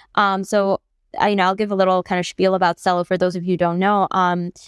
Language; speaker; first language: English; non-native, local second language; Bangla